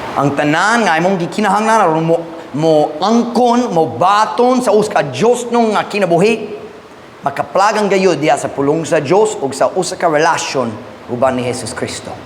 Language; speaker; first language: Cebuano; non-native, fluent; English